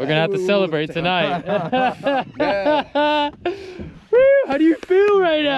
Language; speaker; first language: English; native; English